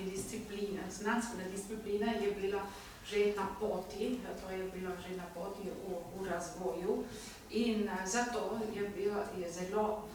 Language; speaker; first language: Slovenian; non-native, learner; German